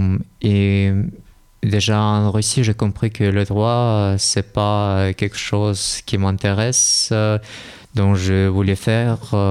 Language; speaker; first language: French; non-native, learner; Russian